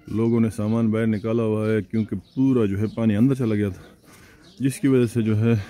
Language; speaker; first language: Urdu; non-native, local second language; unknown